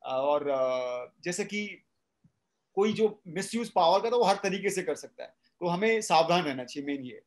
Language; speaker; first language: Hindi; native; Hindi